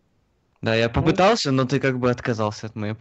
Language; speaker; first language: Russian; native; Russian